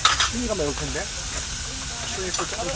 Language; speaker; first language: Korean; native; Korean